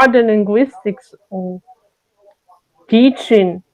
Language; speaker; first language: English; non-native, learner; French